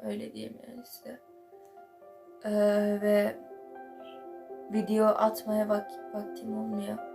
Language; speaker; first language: Turkish; non-native, learner; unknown